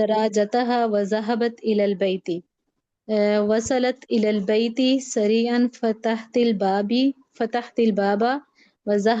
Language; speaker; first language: Arabic; non-native, learner; Urdu